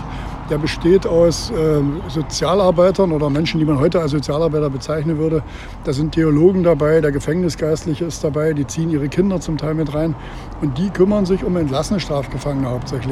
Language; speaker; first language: German; native; German